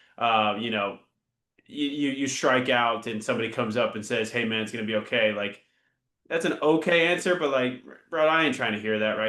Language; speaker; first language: English; native; English